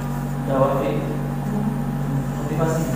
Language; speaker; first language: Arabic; non-native, learner; Indonesian